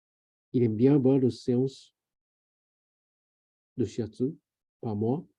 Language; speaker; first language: French; non-native, learner; Japanese